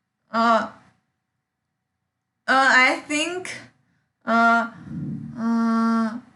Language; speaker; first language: English; non-native, learner; Chinese